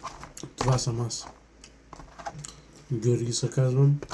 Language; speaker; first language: Bulgarian; non-native, local second language; Romanian